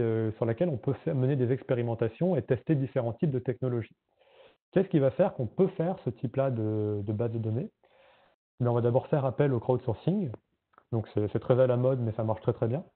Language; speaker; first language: French; native; French